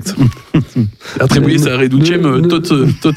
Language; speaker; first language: Romanian; non-native, learner; French